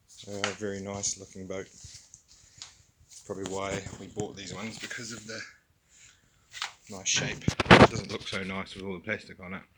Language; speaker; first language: English; native; English